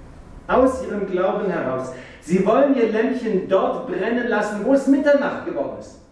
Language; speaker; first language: German; native; German